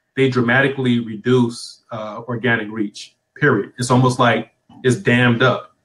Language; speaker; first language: English; native; English